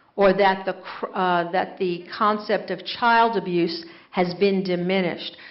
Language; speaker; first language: English; native; English